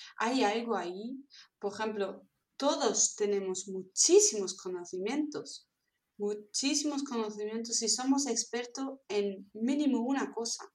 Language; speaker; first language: Spanish; non-native, fluent; German